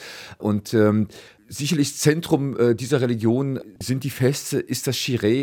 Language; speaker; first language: German; native; German